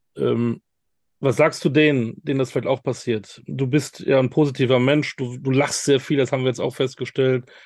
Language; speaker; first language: German; native; German